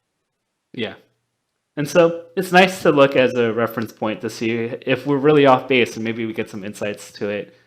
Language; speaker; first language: English; native; English